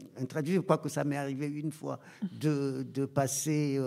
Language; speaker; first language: French; non-native, local second language; Ewe